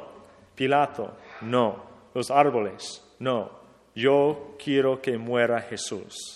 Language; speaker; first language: Spanish; non-native, fluent; English